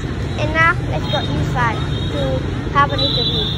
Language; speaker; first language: English; non-native, learner; Vietnamese